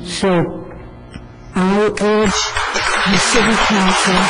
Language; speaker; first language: English; non-native, fluent; German